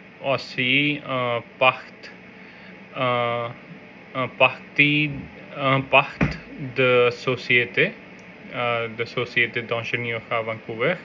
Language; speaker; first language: French; non-native, learner; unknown